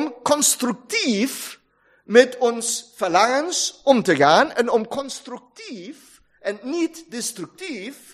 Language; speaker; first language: Dutch; non-native, fluent; German